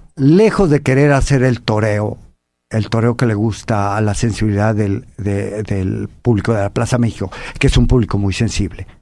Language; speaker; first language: Spanish; native; Spanish